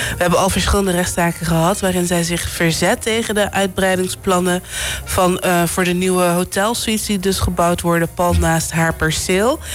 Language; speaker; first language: Dutch; non-native, local second language; Papiamento